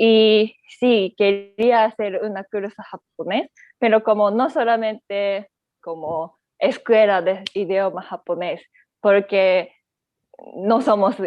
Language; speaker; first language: Spanish; non-native, learner; Japanese